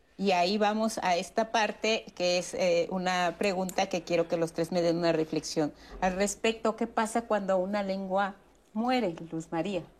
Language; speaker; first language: Spanish; native; Spanish